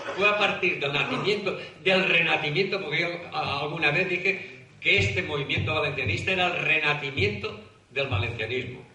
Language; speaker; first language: Spanish; non-native, local second language; Catalan